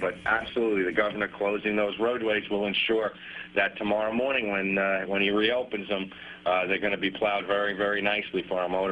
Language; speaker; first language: English; native; English